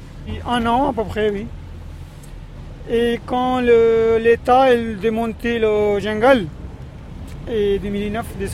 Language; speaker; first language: French; non-native, learner; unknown